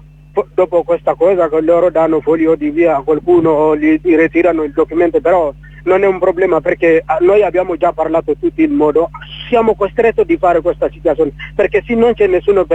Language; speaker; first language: Italian; non-native, learner; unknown